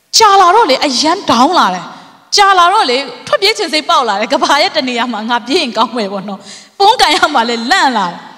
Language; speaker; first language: Burmese; non-native, local second language; Hakha Chin